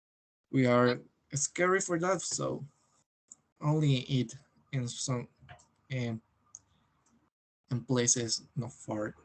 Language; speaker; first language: English; non-native, learner; Spanish